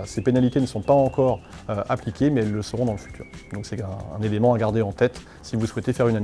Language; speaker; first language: French; native; French